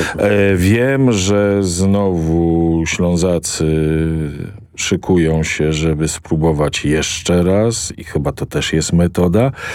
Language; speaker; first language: Polish; native; Polish